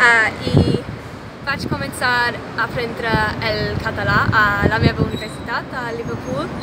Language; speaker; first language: Catalan; non-native, fluent; English